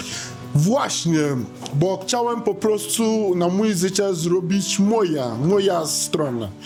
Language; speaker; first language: Polish; non-native, learner; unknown